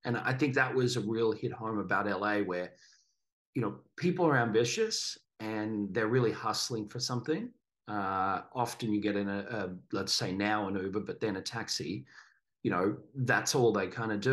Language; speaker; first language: English; native; English